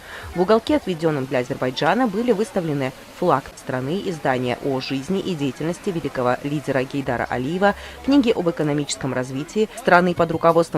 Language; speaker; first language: Russian; native; Russian